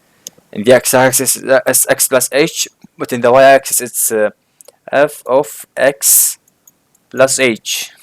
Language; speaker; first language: English; non-native, fluent; Arabic